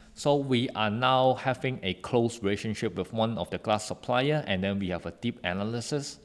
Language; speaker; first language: English; non-native, local second language; Cantonese